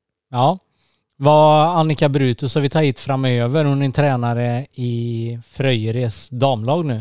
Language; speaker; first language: Swedish; native; Swedish